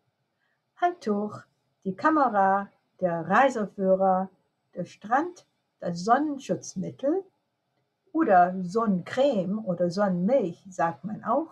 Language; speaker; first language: German; non-native, fluent; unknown